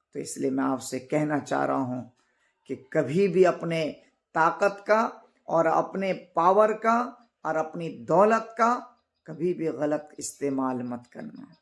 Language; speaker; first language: Urdu; native; Urdu